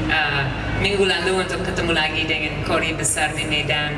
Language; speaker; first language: Indonesian; non-native, fluent; English